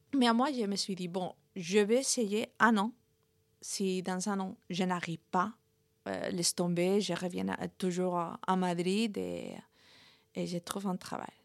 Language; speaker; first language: French; non-native, fluent; Spanish